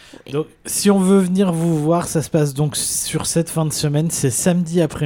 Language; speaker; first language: French; native; French